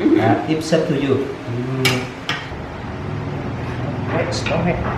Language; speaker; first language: English; non-native, local second language; Vietnamese